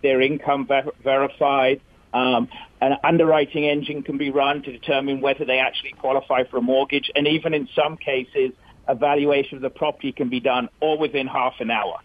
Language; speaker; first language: English; native; English